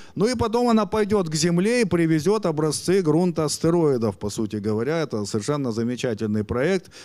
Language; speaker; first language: Russian; native; Russian